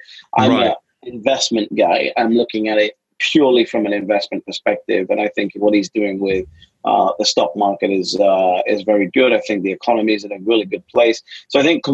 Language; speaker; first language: English; native; English